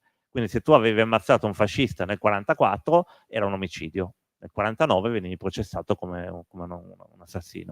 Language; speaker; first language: Italian; native; Italian